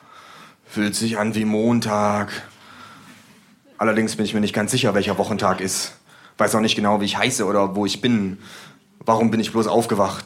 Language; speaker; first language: German; native; German